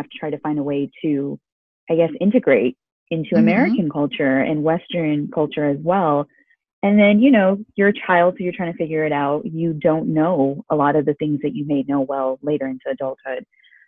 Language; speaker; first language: English; early bilingual, other home language; Urdu